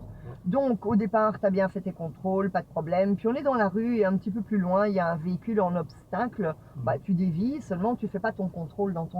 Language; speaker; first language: French; native; French